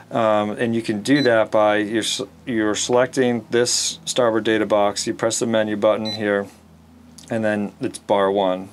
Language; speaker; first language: English; native; English